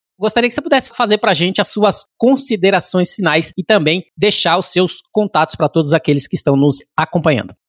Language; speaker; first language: Portuguese; native; Portuguese